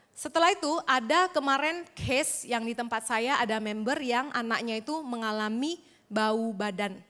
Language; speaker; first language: Indonesian; native; Indonesian